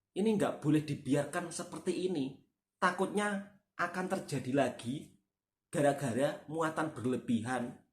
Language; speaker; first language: Indonesian; native; Indonesian